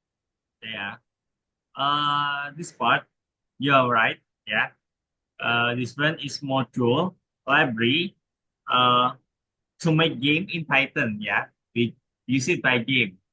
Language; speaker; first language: English; non-native, learner; Indonesian